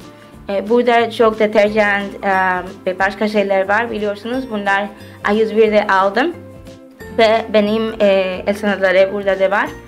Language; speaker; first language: Turkish; early bilingual, heritage; Turkish